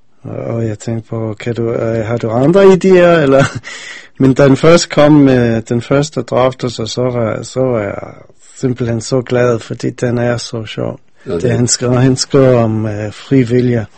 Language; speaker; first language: Danish; non-native, fluent; English